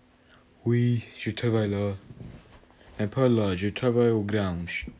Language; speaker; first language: French; non-native, learner; English